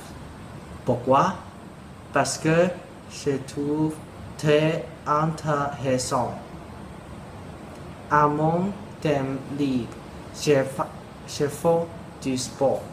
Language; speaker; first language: French; non-native, learner; Cantonese